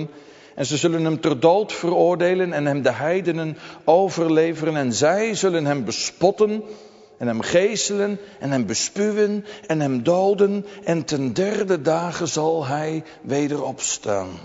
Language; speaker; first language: Dutch; native; Dutch